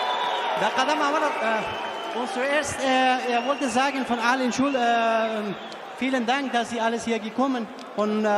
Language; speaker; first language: German; non-native, learner; Persian